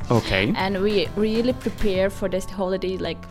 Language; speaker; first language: English; non-native, fluent; Azerbaijani